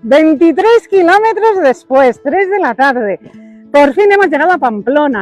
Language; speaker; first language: Spanish; native; Spanish